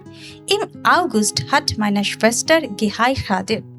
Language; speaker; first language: German; non-native, learner; Bangla